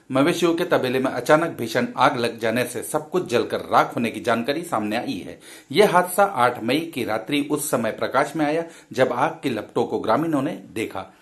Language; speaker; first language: Hindi; non-native, local second language; Marathi